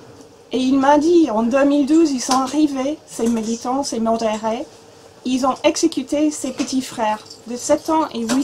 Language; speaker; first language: French; non-native, learner; English